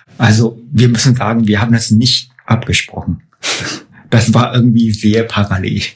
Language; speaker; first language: German; non-native, fluent; Chinese